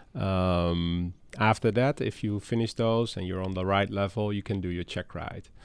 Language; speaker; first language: English; non-native, fluent; Dutch